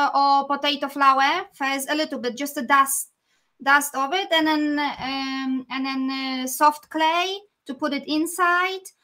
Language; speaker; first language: English; non-native, fluent; Polish